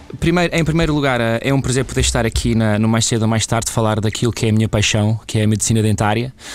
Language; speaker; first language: Portuguese; early bilingual, other home language; English